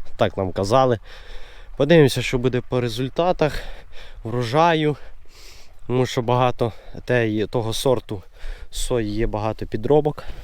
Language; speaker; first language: Ukrainian; native; Ukrainian